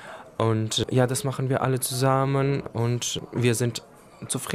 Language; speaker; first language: German; non-native, learner; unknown